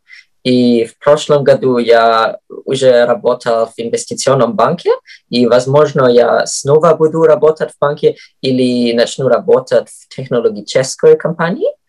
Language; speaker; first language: Russian; non-native, fluent; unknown